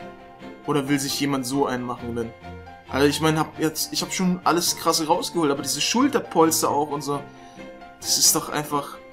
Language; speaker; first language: German; native; German